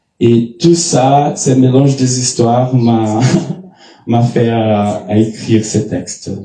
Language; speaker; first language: French; non-native, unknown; Portuguese